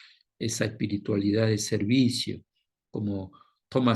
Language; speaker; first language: Spanish; non-native, fluent; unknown